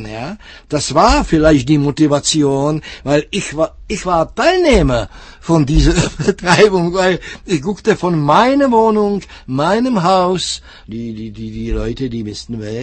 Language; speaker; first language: German; non-native, fluent; Czech